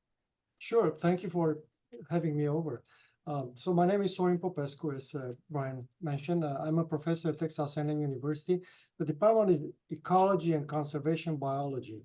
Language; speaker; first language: English; non-native, fluent; Romanian